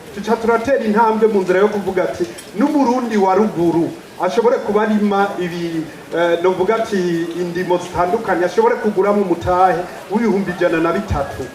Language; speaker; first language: Rundi; early bilingual, heritage; Rundi